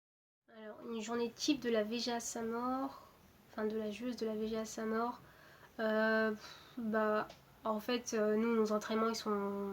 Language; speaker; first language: French; early bilingual, other home language; Portuguese